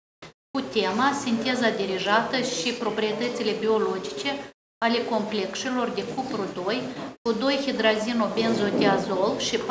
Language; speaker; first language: Romanian; native; Romanian